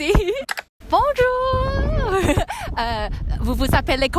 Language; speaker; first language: French; non-native, learner; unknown